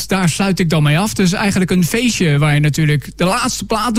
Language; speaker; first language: Dutch; native; Dutch